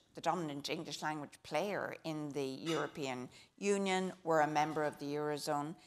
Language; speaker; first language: English; native; English